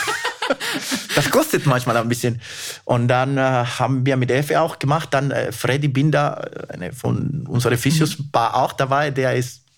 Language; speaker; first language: German; non-native, fluent; Spanish